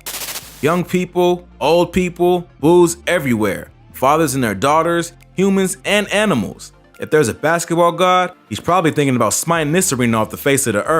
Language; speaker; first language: English; native; English